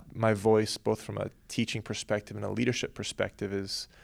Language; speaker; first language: English; native; English